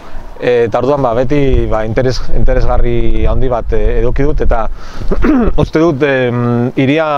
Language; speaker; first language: Basque; non-native, local second language; Spanish